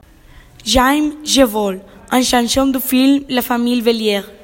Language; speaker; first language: French; non-native, learner; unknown